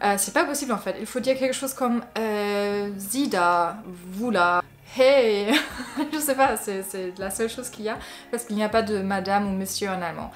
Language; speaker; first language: French; non-native, fluent; German